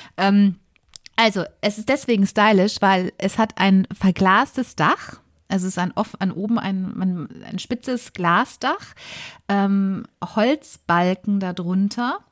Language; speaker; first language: German; native; German